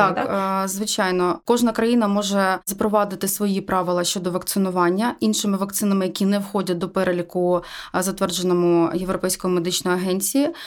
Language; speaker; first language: Ukrainian; native; Ukrainian